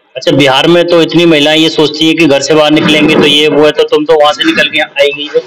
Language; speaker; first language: Hindi; native; Hindi